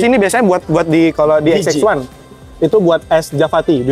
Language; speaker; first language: Indonesian; native; Indonesian